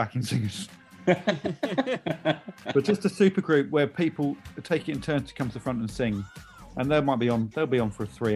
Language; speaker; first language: English; native; English